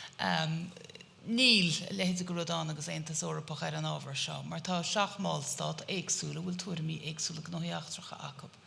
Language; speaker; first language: Irish; native; Irish